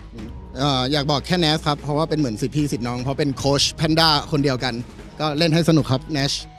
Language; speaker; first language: Thai; native; Thai